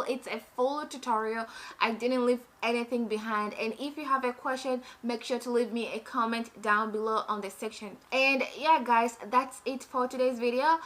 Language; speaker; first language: English; non-native, fluent; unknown